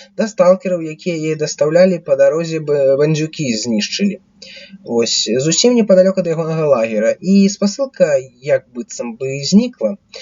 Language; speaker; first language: Belarusian; non-native, local second language; Russian